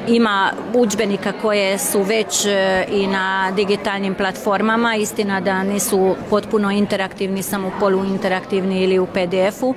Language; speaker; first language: Croatian; early bilingual, heritage; Croatian